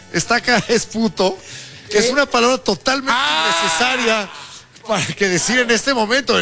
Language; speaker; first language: Spanish; native; Spanish